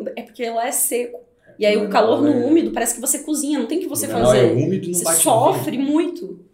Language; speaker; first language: Portuguese; native; Portuguese